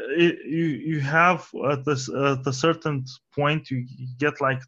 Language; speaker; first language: English; non-native, fluent; Romanian